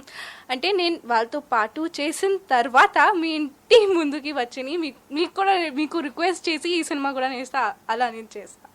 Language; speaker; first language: Telugu; non-native, learner; Hindi